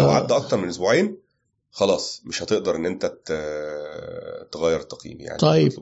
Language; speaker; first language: Arabic; native; Arabic